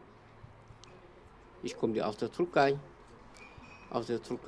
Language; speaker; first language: German; non-native, learner; Kurdish